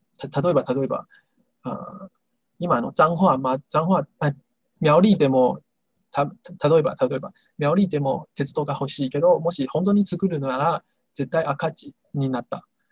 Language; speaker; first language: Japanese; non-native, learner; Chinese